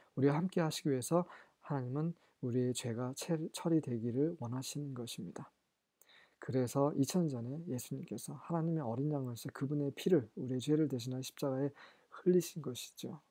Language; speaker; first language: Korean; native; Korean